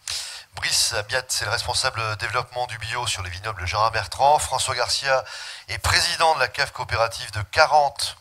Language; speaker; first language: French; native; French